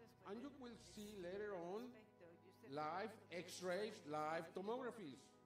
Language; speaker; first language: English; non-native, fluent; Spanish